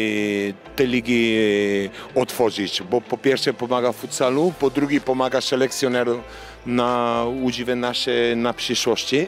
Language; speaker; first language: Polish; non-native, learner; Italian